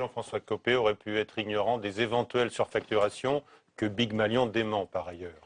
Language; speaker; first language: French; native; French